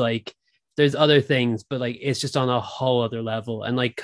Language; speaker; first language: English; native; English